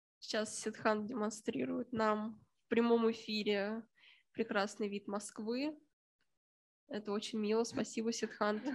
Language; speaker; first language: Russian; native; Russian